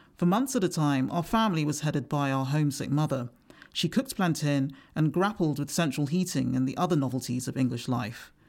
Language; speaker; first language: English; native; English